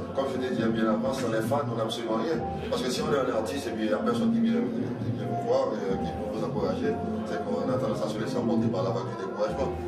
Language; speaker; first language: French; native; French